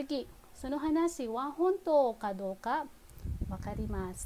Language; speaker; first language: Japanese; non-native, fluent; Filipino